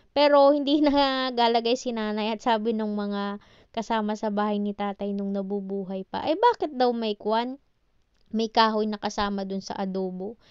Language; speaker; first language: Filipino; native; Filipino